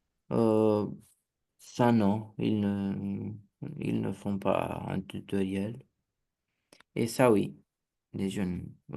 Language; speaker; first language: French; non-native, learner; Romanian